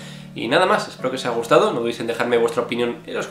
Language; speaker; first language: Spanish; native; Spanish